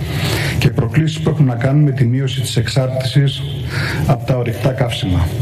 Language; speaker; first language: Greek; native; Greek